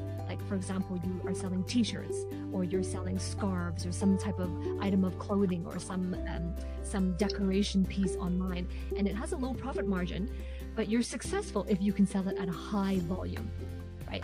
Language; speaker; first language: English; non-native, local second language; Cantonese